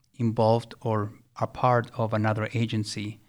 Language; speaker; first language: English; early bilingual, other home language; Spanish